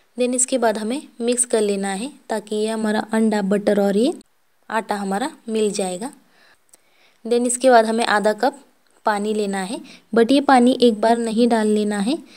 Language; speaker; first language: Hindi; non-native, local second language; Marathi